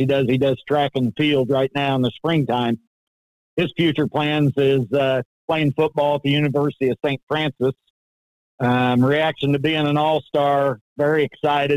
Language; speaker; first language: English; native; English